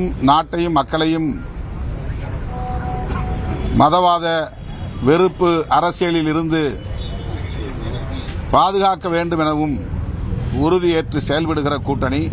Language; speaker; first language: Tamil; native; Tamil